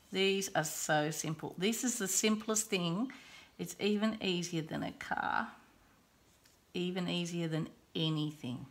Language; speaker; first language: English; native; English